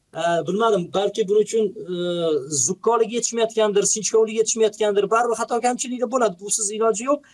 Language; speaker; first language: Uzbek; native; Uzbek